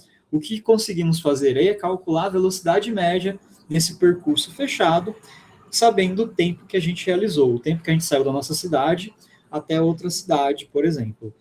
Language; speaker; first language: Portuguese; native; Portuguese